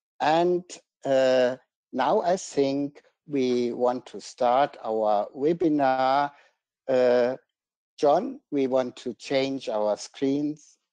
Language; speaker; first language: English; non-native, fluent; German